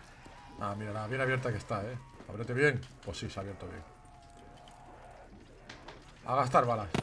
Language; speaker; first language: Spanish; native; Spanish